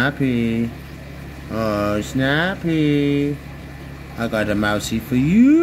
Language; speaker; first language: English; native; English